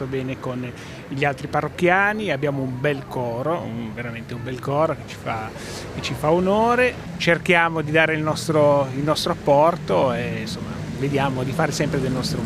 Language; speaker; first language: Italian; native; Italian